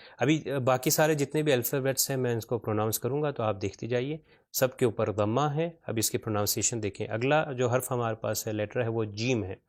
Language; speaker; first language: Urdu; non-native, local second language; Punjabi